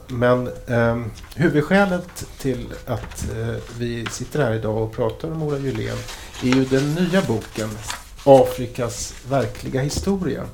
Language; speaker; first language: Swedish; native; Swedish